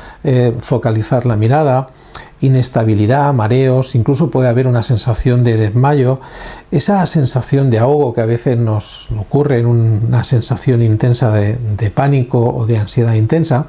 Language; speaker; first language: Spanish; native; Spanish